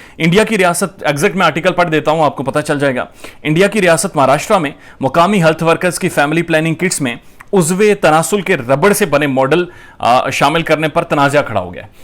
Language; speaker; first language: Urdu; native; Urdu